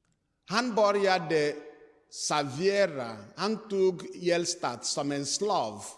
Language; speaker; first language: Swedish; non-native, fluent; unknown